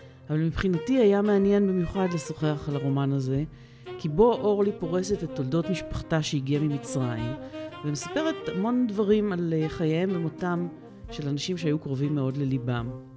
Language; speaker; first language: Hebrew; native; Hebrew